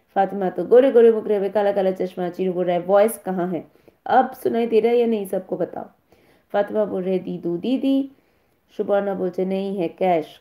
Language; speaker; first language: Hindi; non-native, local second language; Bangla